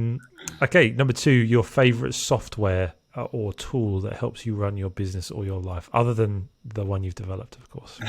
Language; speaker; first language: English; native; English